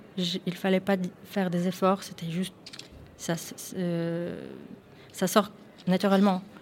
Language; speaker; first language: French; non-native, fluent; Russian